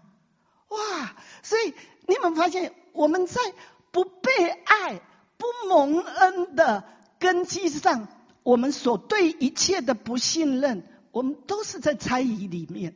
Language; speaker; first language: Chinese; native; Chinese